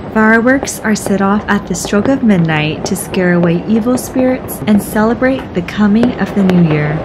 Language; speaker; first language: English; native; English